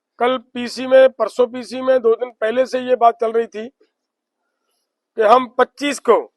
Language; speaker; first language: Hindi; non-native, local second language; Punjabi